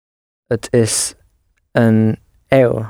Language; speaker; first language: Dutch; non-native, learner; English